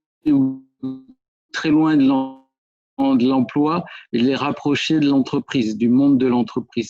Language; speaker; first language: French; native; French